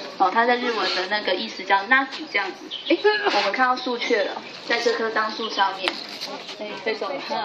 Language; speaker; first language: Chinese; native; Chinese